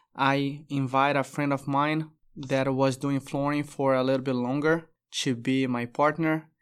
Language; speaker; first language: English; non-native, fluent; Portuguese